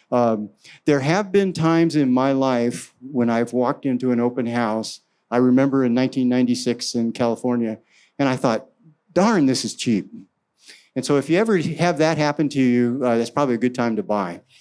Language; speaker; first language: English; native; English